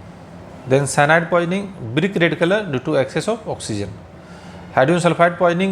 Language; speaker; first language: English; non-native, local second language; Hindi